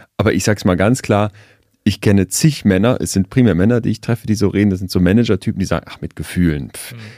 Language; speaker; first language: German; native; German